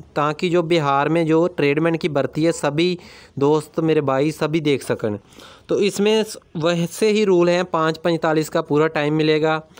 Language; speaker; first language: Hindi; non-native, local second language; Punjabi